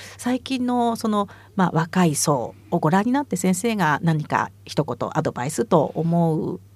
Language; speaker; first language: Japanese; native; Japanese